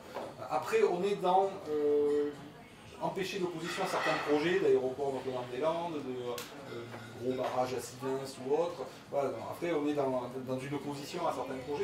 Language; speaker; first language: French; native; French